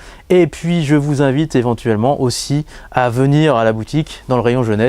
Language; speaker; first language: French; native; French